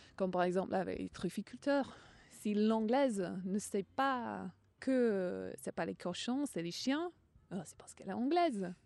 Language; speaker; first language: French; non-native, fluent; English